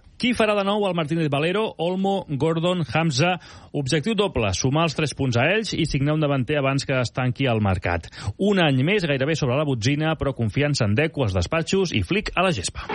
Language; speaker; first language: Catalan; native; Catalan